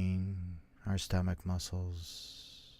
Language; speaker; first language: English; native; English